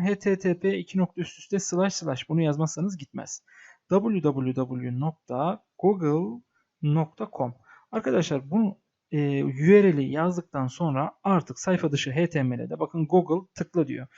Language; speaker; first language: Turkish; native; Turkish